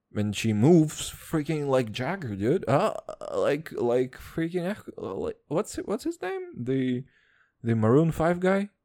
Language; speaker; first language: English; non-native, fluent; Serbian